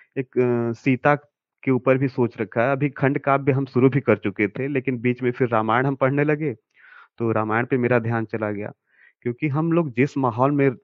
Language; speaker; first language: Hindi; native; Hindi